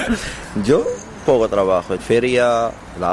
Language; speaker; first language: Spanish; non-native, learner; Arabic